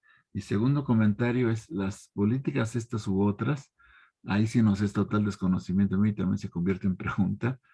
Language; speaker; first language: Spanish; native; Spanish